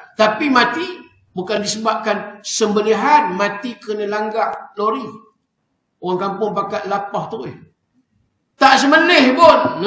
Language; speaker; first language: Malay; native; Malay